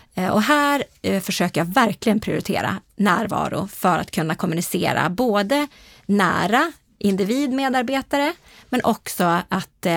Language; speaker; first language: Swedish; native; Swedish